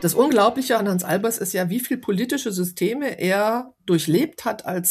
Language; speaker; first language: German; native; German